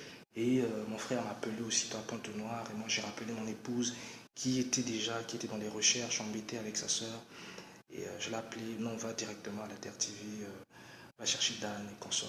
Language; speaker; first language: French; non-native, local second language; Lingala